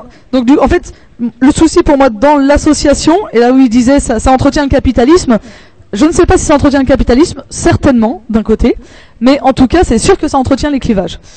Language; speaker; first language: French; native; French